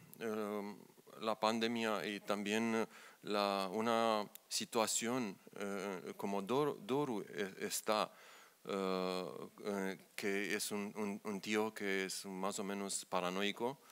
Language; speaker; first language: Spanish; non-native, learner; Romanian